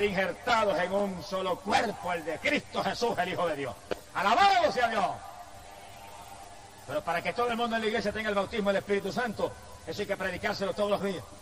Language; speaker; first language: Spanish; native; Spanish